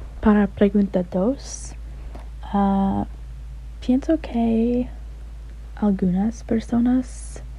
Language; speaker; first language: Spanish; non-native, learner; English